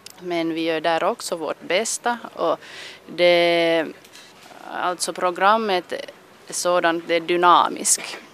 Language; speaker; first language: Swedish; non-native, local second language; Finnish